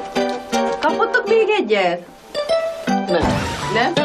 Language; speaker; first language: Hungarian; non-native, learner; Korean